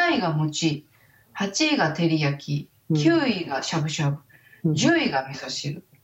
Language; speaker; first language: Japanese; native; Japanese